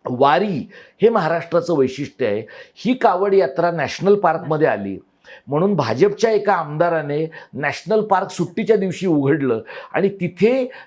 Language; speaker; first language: Marathi; native; Marathi